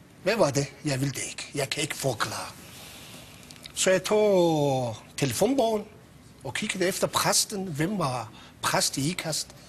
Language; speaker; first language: Danish; non-native, local second language; Persian